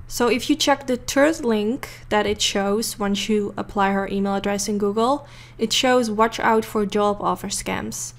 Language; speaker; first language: English; non-native, fluent; Dutch